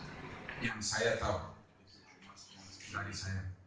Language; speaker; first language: Indonesian; non-native, fluent; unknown